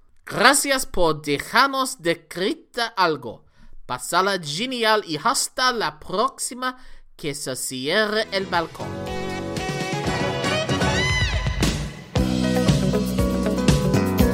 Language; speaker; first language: Spanish; non-native, learner; English